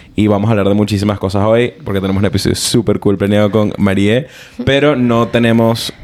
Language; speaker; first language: Spanish; early bilingual, heritage; Spanish